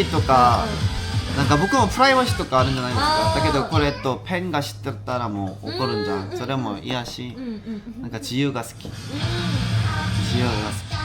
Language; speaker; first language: Japanese; non-native, learner; Korean